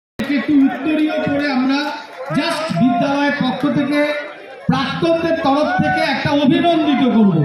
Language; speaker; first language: Bangla; native; Bangla